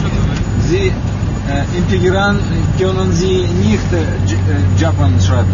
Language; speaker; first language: German; non-native, learner; Russian